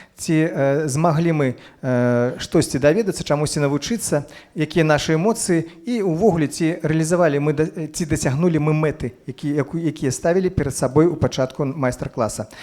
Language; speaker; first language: Belarusian; non-native, local second language; Russian